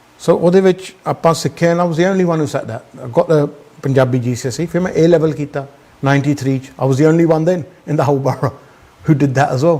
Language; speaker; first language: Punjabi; early bilingual, heritage; Punjabi